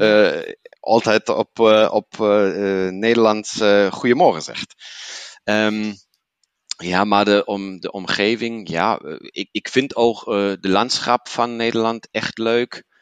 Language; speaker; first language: Dutch; non-native, learner; German